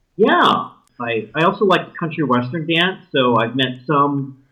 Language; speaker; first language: English; native; English